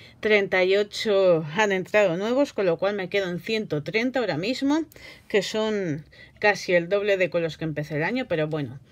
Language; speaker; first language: Spanish; native; Spanish